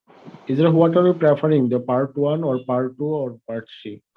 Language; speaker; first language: English; non-native, learner; Bangla